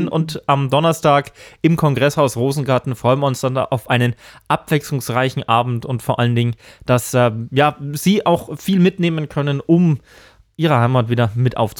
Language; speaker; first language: German; native; German